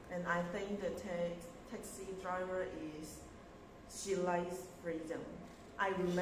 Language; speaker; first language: English; non-native, learner; Chinese